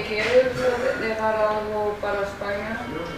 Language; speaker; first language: Spanish; non-native, learner; Portuguese